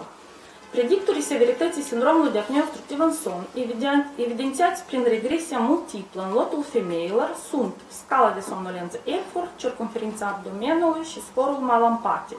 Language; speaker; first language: Romanian; native; Romanian